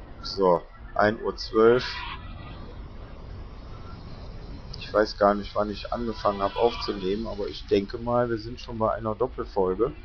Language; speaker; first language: German; native; German